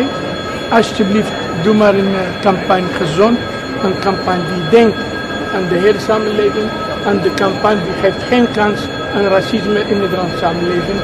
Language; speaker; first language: Dutch; non-native, learner; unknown